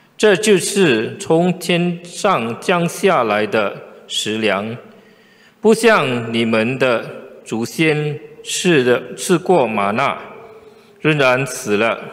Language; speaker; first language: Chinese; native; Chinese